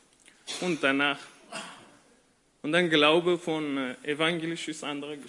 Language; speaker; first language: German; non-native, learner; Persian